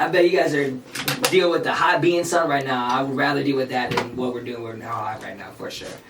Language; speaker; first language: English; early bilingual, other home language; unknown